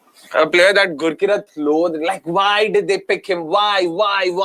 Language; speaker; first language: English; non-native, local second language; Hindi